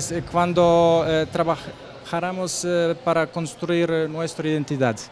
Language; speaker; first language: Spanish; non-native, fluent; Croatian